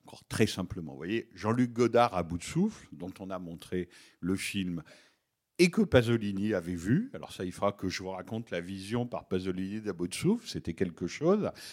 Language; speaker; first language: French; native; French